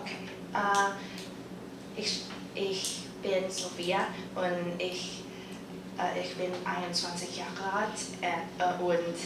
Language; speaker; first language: German; non-native, learner; Chinese